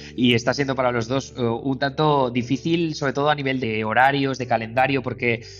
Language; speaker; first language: Spanish; native; Spanish